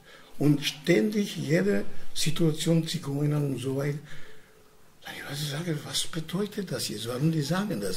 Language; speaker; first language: German; non-native, learner; Romany